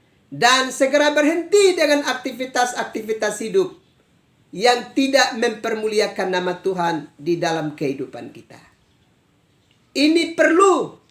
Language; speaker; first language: Indonesian; native; Indonesian